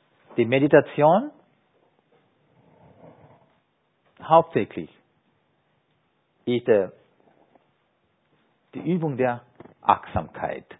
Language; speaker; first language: German; non-native, fluent; Sinhala